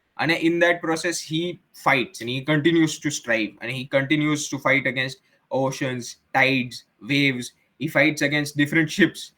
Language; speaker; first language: English; non-native, local second language; Gujarati